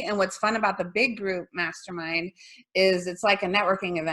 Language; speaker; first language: English; native; English